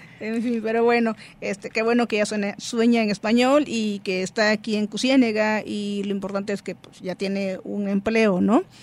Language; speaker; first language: Spanish; native; Spanish